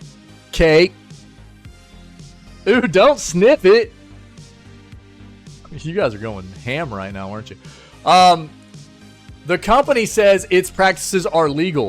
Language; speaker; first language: English; native; English